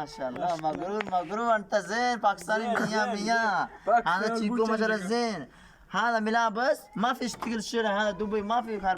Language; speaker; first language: Arabic; non-native, learner; Urdu